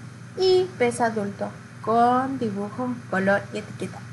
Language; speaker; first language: Spanish; early bilingual, heritage; Spanish